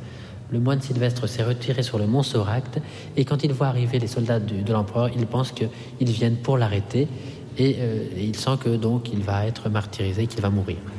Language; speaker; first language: French; non-native, fluent; Italian